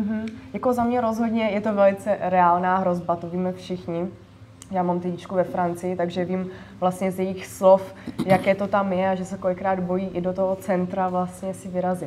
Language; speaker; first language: Czech; native; Czech